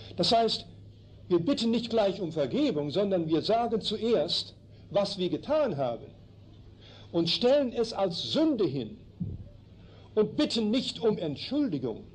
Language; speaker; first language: German; early bilingual, heritage; German